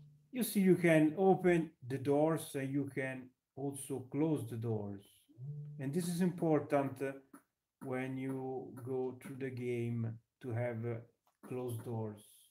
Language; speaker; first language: English; non-native, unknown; Italian